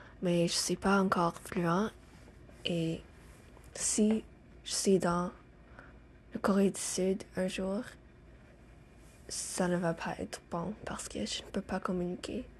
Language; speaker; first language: French; non-native, learner; English